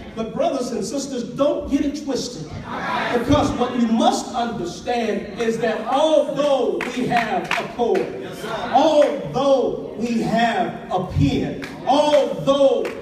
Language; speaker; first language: English; native; English